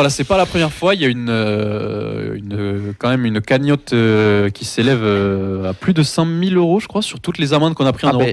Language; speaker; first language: French; native; French